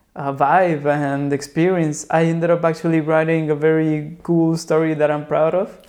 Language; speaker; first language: English; non-native, fluent; Spanish